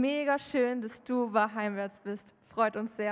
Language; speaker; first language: German; native; German